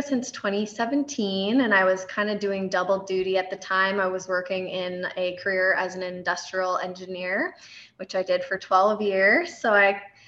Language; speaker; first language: English; native; English